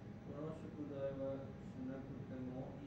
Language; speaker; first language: Japanese; non-native, learner; Spanish